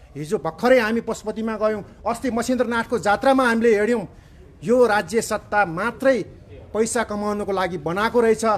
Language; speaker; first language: Nepali; non-native, local second language; Newari